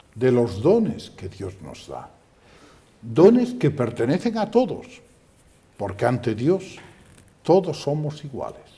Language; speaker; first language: Spanish; native; Spanish